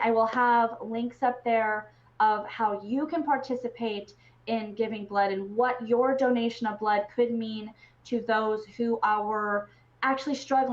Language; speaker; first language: English; native; English